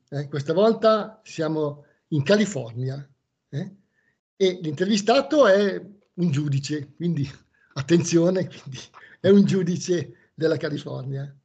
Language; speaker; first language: Italian; native; Italian